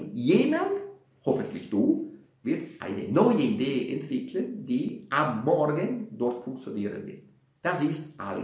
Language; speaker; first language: German; non-native, fluent; Italian